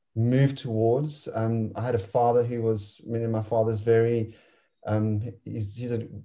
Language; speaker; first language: English; native; English